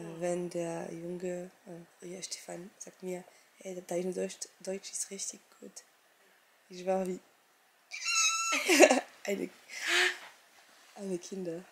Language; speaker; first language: German; non-native, learner; French